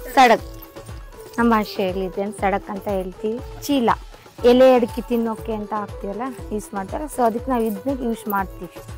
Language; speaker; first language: Kannada; non-native, local second language; Lambadi